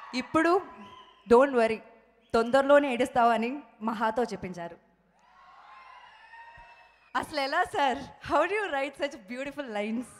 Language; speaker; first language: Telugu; non-native, local second language; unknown